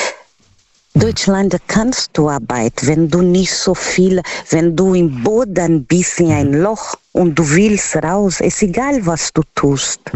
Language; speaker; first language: German; non-native, fluent; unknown